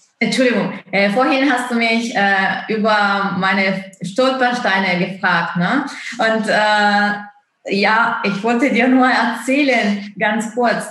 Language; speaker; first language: German; non-native, fluent; Italian